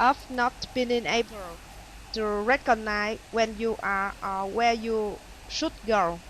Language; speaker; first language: English; non-native, learner; Vietnamese